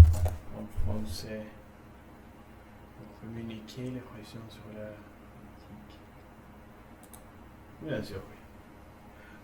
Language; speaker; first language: French; non-native, learner; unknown